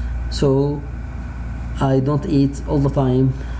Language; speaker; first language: English; non-native, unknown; Arabic